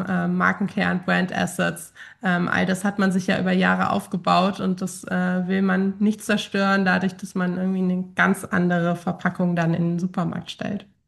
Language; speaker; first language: German; native; German